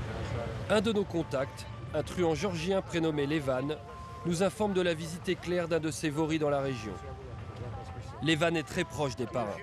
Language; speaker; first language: French; native; French